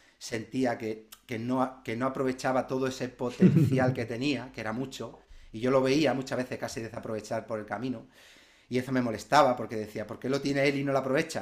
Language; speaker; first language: Spanish; native; Spanish